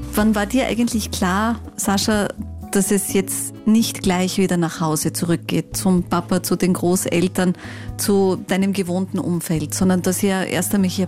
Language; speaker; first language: German; native; German